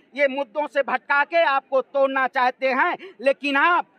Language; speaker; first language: Hindi; native; Hindi